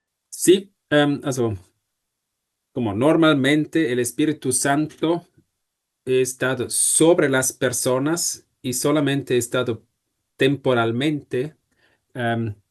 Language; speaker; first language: Spanish; non-native, fluent; German